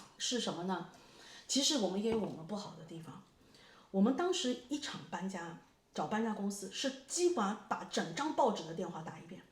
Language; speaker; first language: Chinese; native; Chinese